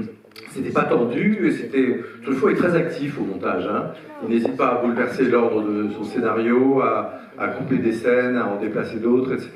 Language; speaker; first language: French; native; French